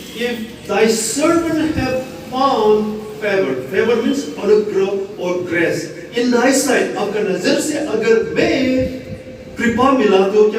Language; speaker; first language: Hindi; non-native, local second language; Bodo